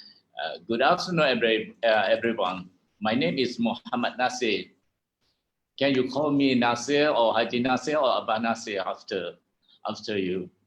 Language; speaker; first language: English; non-native, learner; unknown